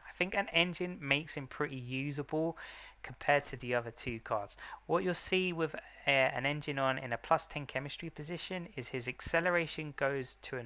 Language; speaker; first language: English; native; English